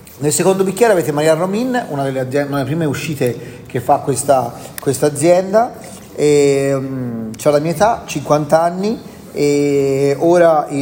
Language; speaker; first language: Italian; native; Italian